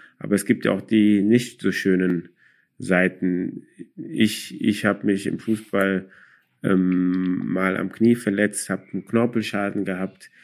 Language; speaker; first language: German; early bilingual, other home language; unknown